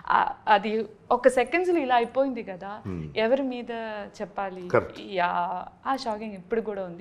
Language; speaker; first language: Telugu; non-native, learner; Malayalam